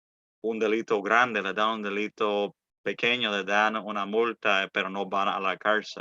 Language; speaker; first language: Spanish; early bilingual, heritage; Spanish